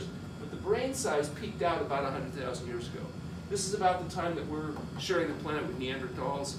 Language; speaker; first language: English; native; English